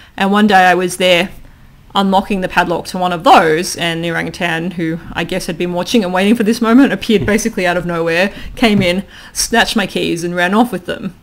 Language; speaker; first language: English; native; English